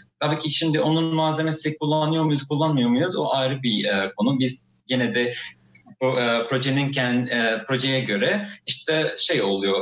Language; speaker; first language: Turkish; non-native, fluent; Arabic